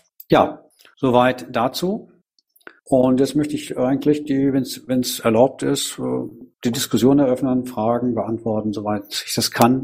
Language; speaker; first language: German; native; German